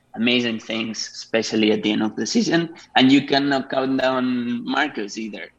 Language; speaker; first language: English; non-native, fluent; Spanish